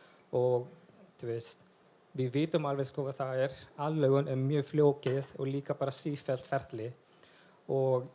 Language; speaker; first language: Icelandic; non-native, fluent; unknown